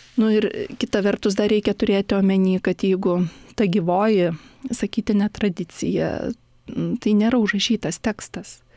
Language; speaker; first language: Lithuanian; native; Lithuanian